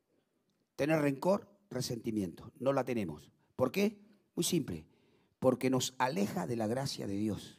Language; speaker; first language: Spanish; native; Spanish